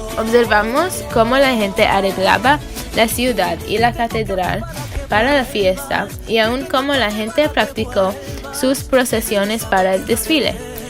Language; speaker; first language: Spanish; non-native, learner; English